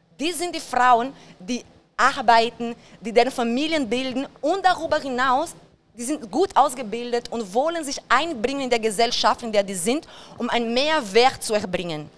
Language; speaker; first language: German; non-native, fluent; Portuguese